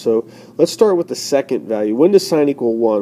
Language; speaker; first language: English; native; English